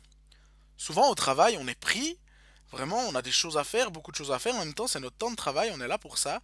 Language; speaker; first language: French; native; French